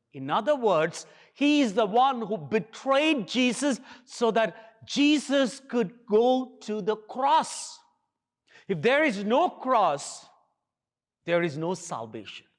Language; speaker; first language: English; non-native, local second language; Tamil